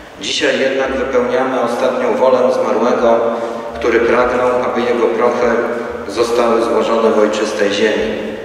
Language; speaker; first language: Polish; native; Polish